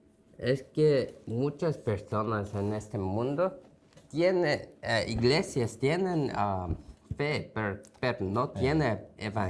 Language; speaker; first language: Spanish; non-native, fluent; Korean